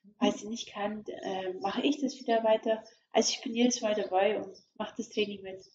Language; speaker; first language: German; early bilingual, other home language; Croatian